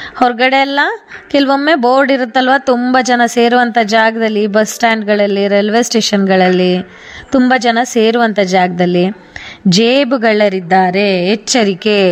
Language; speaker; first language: Kannada; native; Kannada